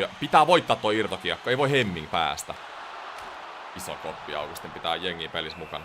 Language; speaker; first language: Finnish; native; Finnish